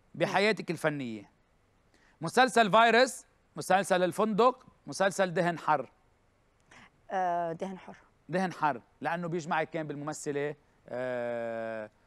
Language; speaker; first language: Arabic; native; Arabic